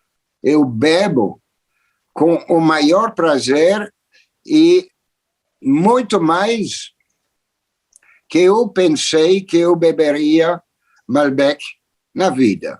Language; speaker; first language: Portuguese; non-native, fluent; French